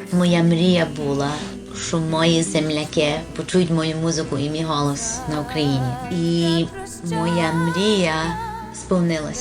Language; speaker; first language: Ukrainian; early bilingual, heritage; Ukrainian